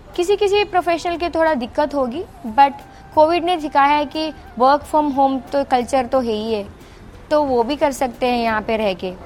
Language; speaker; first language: Hindi; non-native, local second language; Kannada